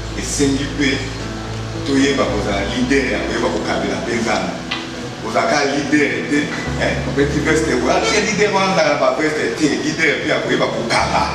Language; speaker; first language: Lingala; native; Lingala